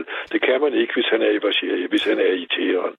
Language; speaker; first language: Danish; native; Danish